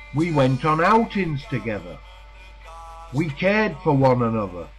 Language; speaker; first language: English; native; English